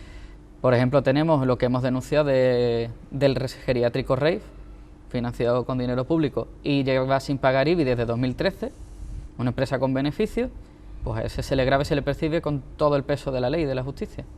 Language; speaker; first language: Spanish; native; Spanish